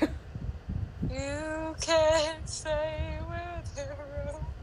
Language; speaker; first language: English; native; English